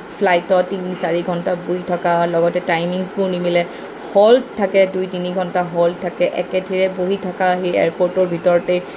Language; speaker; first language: Assamese; native; Assamese